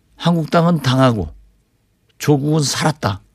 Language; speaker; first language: Korean; native; Korean